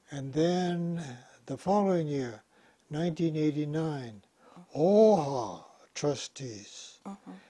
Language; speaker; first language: English; native; English